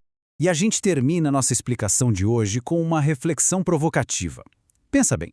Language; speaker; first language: Portuguese; native; Portuguese